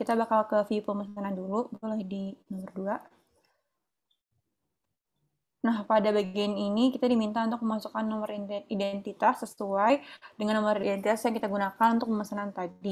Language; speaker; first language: Indonesian; native; Indonesian